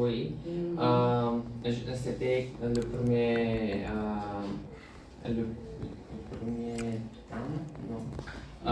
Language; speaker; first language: French; non-native, learner; Bulgarian